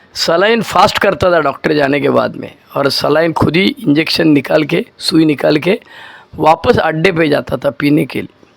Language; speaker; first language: Hindi; non-native, local second language; Marathi